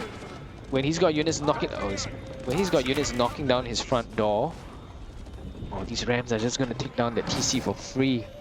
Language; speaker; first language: English; native; English